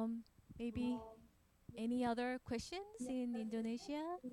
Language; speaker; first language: English; non-native, fluent; Korean